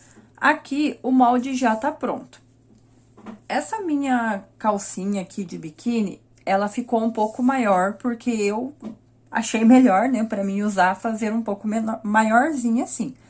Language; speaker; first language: Portuguese; native; Portuguese